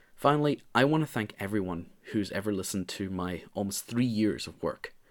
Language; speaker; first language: English; native; English